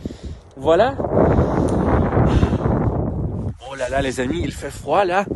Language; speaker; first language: French; non-native, fluent; Russian